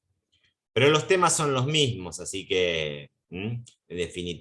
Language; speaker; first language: Spanish; native; Spanish